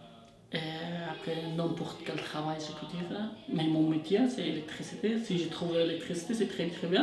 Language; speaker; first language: French; non-native, learner; Persian